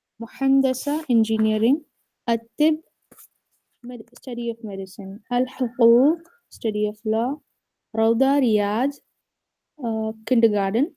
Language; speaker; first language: Arabic; non-native, learner; Urdu